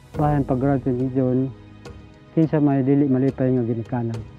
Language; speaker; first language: Cebuano; non-native, local second language; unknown